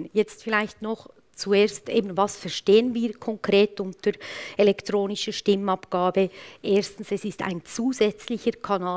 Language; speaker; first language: German; native; German